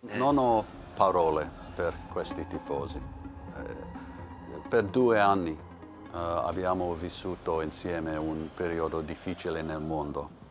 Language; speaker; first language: Italian; non-native, learner; English